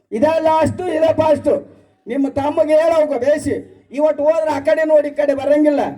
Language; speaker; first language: Kannada; native; Kannada